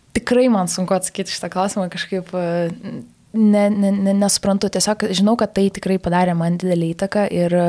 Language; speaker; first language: Lithuanian; native; Lithuanian